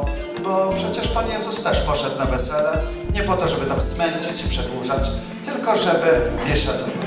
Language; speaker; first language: Polish; native; Polish